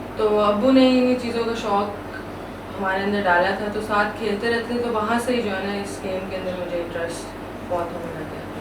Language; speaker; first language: Urdu; native; Urdu